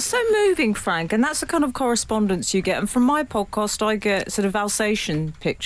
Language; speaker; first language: English; native; English